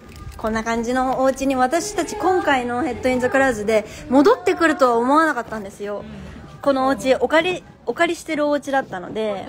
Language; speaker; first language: Japanese; native; Japanese